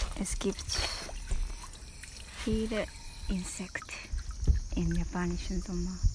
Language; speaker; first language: German; non-native, learner; Japanese